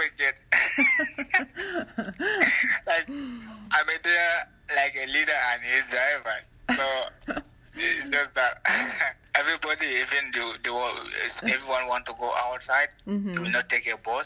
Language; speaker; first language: English; non-native, local second language; Fula